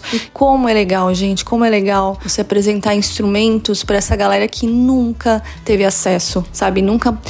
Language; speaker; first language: Portuguese; native; Portuguese